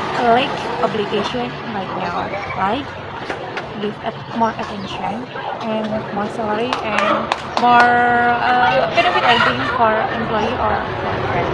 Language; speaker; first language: English; non-native, learner; Indonesian